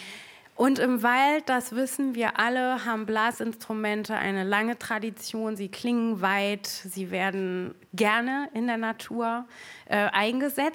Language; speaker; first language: German; native; German